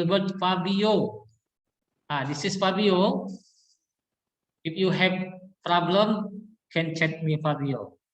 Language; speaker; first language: English; non-native, learner; Indonesian